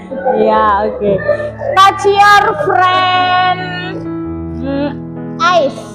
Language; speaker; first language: English; non-native, learner; Indonesian